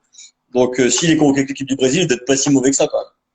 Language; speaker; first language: French; native; French